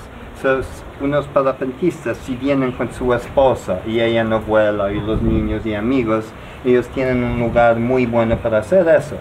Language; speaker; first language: Spanish; non-native, learner; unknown